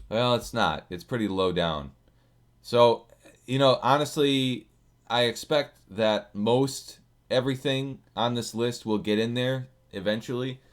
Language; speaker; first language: English; native; English